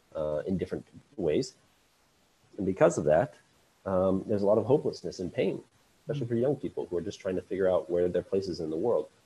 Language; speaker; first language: English; native; English